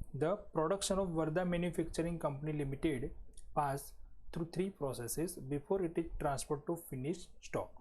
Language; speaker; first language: English; non-native, local second language; Gujarati